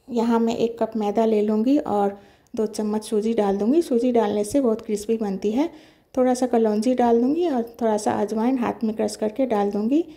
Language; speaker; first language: Hindi; non-native, local second language; Bangla